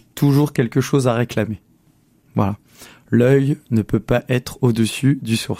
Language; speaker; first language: French; native; French